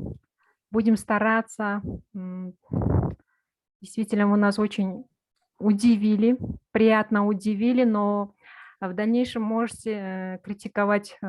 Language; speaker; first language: Russian; non-native, local second language; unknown